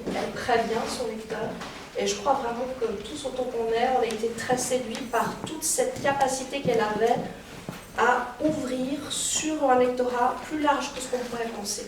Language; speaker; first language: French; native; French